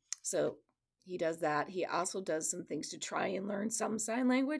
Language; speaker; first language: English; native; English